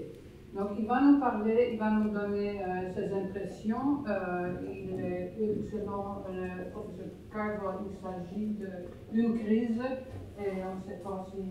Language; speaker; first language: French; non-native, fluent; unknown